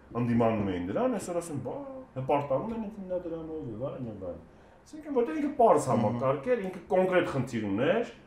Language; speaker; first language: Armenian; native; Armenian